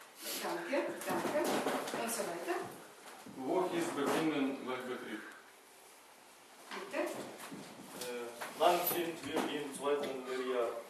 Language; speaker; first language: German; non-native, learner; Ukrainian